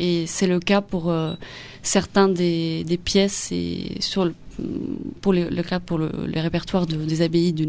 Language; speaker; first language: French; non-native, fluent; Spanish